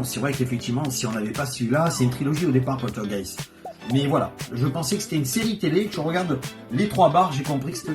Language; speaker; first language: French; native; French